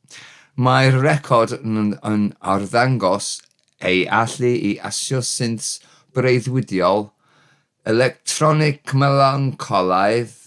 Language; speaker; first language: Welsh; non-native, learner; English